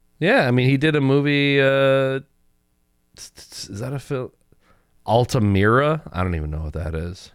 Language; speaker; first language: English; native; English